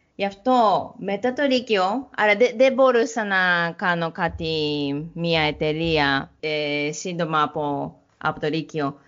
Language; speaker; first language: Greek; non-native, learner; Japanese